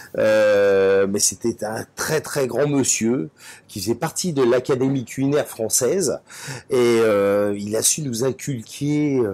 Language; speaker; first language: French; native; French